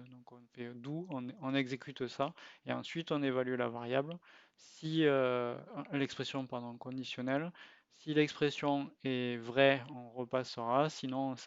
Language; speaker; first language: French; native; French